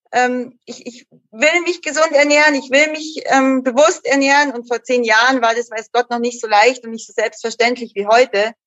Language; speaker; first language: German; native; German